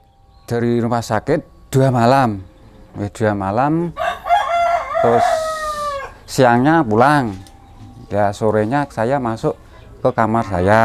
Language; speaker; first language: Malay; non-native, local second language; Javanese